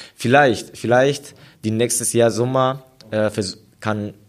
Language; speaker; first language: German; non-native, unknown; Japanese